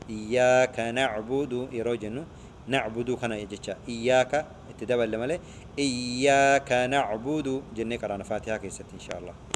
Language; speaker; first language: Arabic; non-native, fluent; Oromo